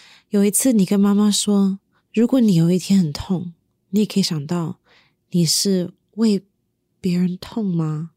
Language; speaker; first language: Chinese; native; Chinese